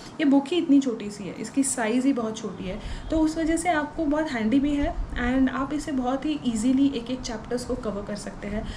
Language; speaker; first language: Hindi; non-native, local second language; Tulu